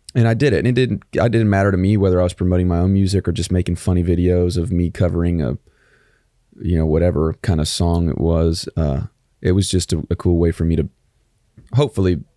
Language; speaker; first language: English; native; English